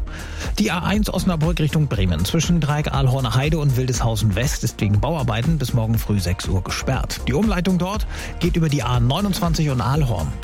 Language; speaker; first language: German; native; German